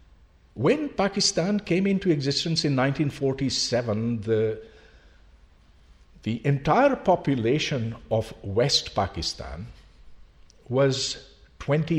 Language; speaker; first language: English; non-native, local second language; Urdu